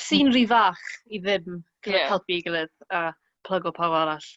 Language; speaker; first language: Welsh; native; Welsh